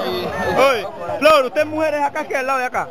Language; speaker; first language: Spanish; native; Spanish